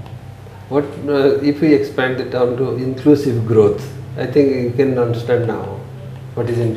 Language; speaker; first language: English; non-native, local second language; Odia